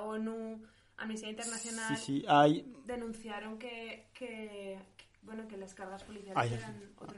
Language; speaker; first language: Spanish; native; Spanish